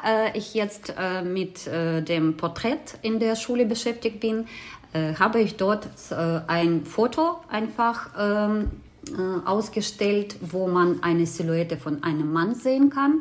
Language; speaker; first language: German; non-native, fluent; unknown